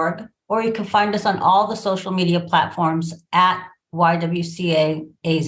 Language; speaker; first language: English; native; English